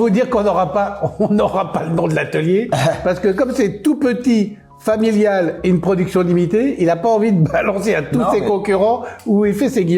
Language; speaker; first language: French; native; French